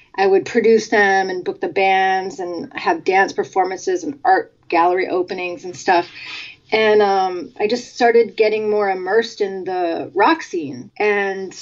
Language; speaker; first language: English; native; English